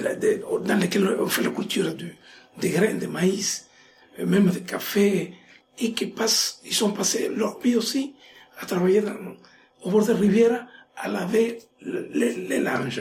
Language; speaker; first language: French; non-native, fluent; Spanish